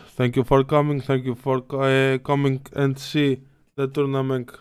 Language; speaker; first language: English; non-native, learner; Greek